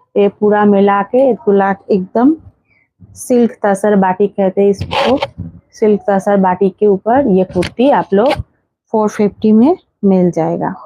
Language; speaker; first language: Hindi; non-native, local second language; Bangla